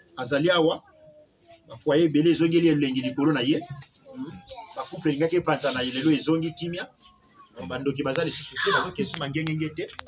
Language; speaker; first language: Lingala; native; Lingala